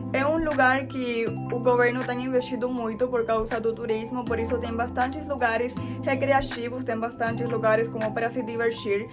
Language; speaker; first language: Portuguese; non-native, fluent; Spanish